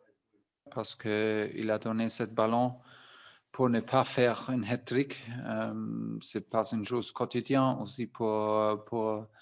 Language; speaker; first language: French; non-native, fluent; German